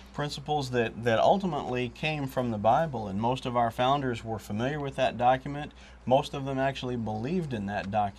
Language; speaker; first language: English; native; English